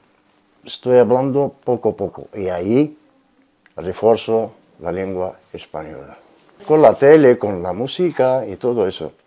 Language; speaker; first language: Spanish; non-native, learner; Arabic